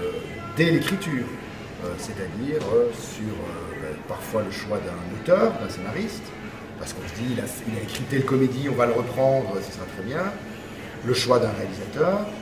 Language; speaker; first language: French; native; French